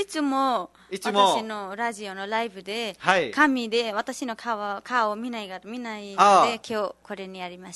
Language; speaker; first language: Japanese; non-native, learner; Nepali